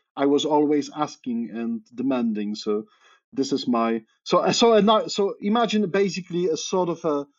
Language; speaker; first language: English; non-native, fluent; Polish